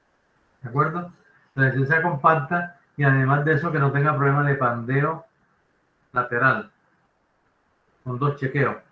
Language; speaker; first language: Spanish; native; Spanish